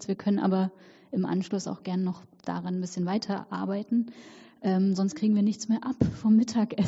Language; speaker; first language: German; native; German